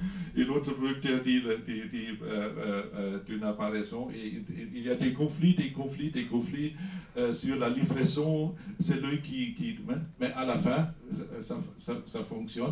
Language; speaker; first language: French; non-native, fluent; German